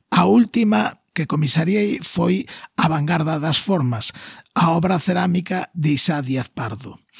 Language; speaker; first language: Galician; non-native, local second language; Spanish